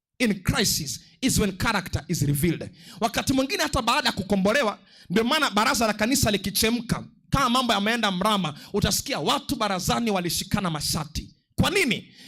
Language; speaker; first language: Swahili; non-native, local second language; Luo (Kenya and Tanzania)